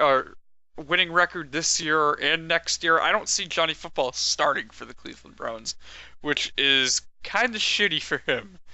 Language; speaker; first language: English; native; English